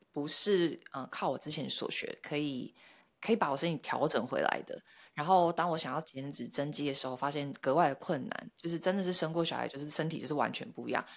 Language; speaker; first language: Chinese; native; Chinese